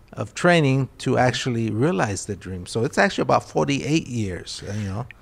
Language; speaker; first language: English; early bilingual, other home language; Spanish